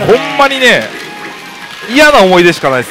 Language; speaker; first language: Japanese; native; Japanese